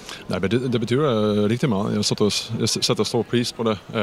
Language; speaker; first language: Danish; non-native, fluent; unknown